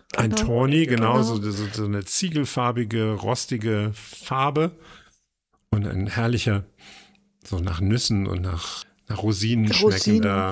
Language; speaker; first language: German; native; German